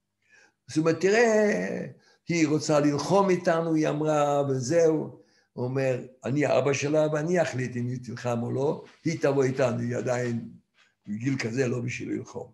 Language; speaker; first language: Hebrew; non-native, fluent; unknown